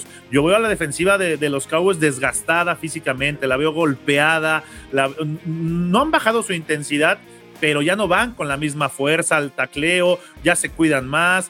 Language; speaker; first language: Spanish; native; Spanish